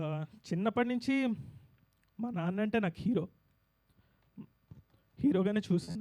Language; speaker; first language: Telugu; native; Telugu